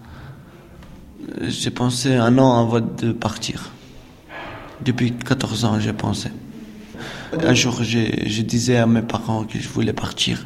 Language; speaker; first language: French; non-native, learner; Albanian